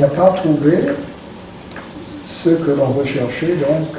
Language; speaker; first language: French; native; French